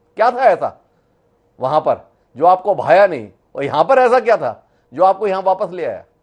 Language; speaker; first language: Hindi; native; Hindi